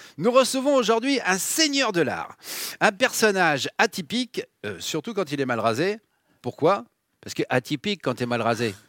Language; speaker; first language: French; native; French